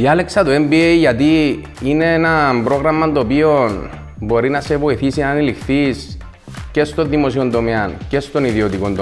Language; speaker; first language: Greek; native; Greek